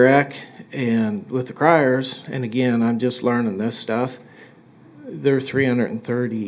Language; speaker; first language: English; native; English